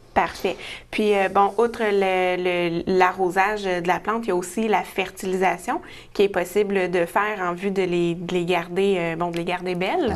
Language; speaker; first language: French; native; French